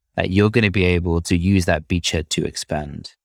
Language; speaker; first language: English; native; English